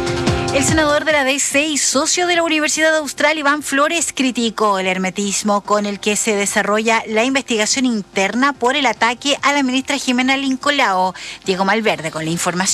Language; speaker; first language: Spanish; native; Spanish